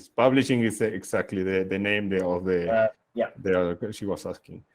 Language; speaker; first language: English; non-native, fluent; Spanish